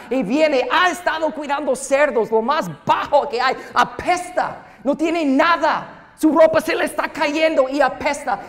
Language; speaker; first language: Spanish; non-native, fluent; English